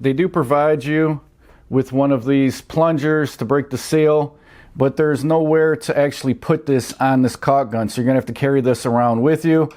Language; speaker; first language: English; native; English